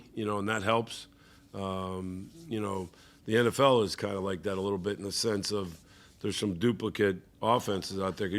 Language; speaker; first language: English; native; English